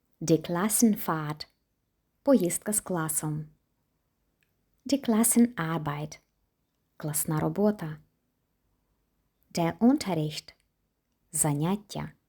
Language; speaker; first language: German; non-native, fluent; Ukrainian